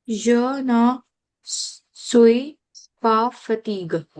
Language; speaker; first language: French; non-native, learner; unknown